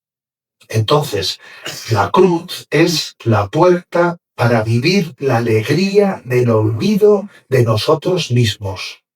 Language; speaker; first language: Spanish; native; Spanish